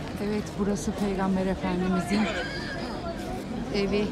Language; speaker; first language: Turkish; native; Turkish